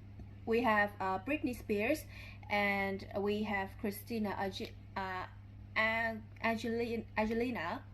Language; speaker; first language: English; non-native, learner; Vietnamese